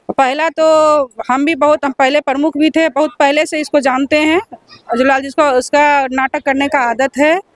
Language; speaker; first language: Hindi; native; Hindi